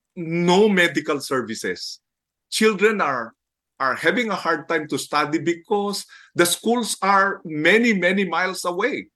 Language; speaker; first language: English; non-native, local second language; Filipino